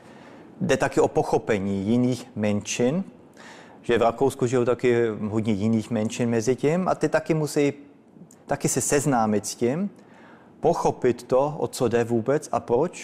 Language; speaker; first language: Czech; early bilingual, heritage; Czech